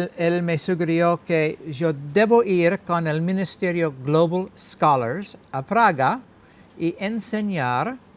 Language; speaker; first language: Spanish; non-native, learner; English